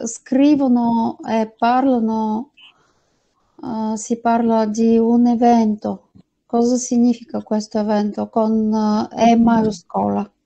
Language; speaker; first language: Italian; non-native, fluent; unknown